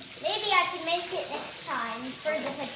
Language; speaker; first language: English; native; English